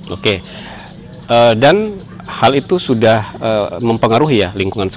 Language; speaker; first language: Indonesian; native; Indonesian